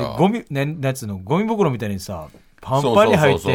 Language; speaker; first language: Japanese; native; Japanese